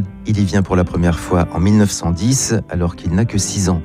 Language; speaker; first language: French; native; French